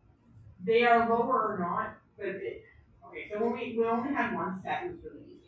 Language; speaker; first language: English; native; English